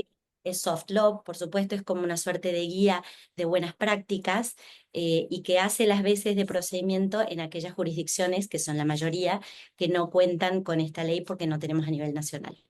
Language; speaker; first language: Spanish; native; Spanish